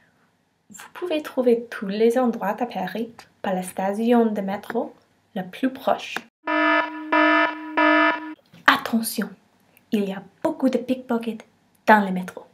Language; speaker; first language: French; non-native, learner; English